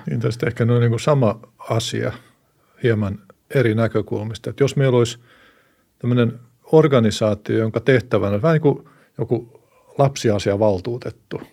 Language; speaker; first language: Finnish; native; Finnish